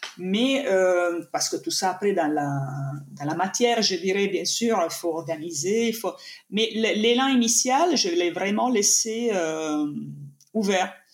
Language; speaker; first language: French; non-native, fluent; Italian